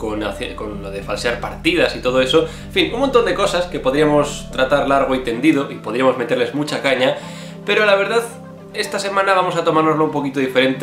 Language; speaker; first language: Spanish; native; Spanish